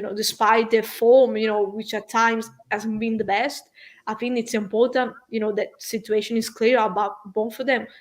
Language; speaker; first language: English; non-native, fluent; Italian